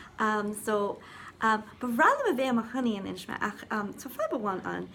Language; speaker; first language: Irish; non-native, learner; English